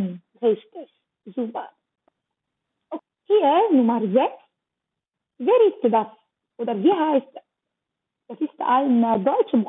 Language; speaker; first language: German; non-native, learner; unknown